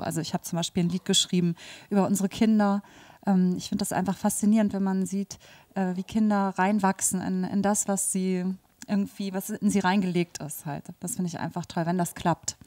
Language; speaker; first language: German; native; German